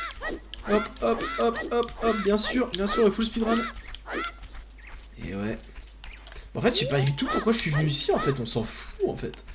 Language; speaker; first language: French; native; French